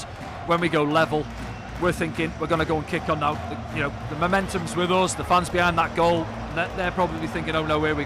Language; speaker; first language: English; native; English